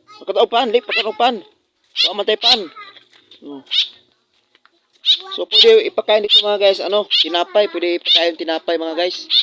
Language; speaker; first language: Filipino; non-native, local second language; Cebuano